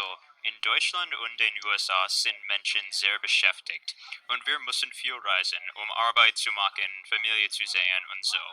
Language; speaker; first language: German; non-native, learner; English